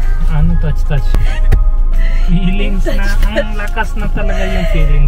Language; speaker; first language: Filipino; non-native, learner; Hindi